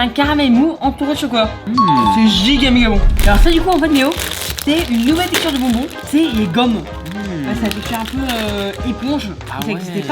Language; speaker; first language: French; native; French